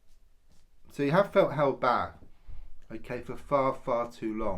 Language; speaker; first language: English; native; English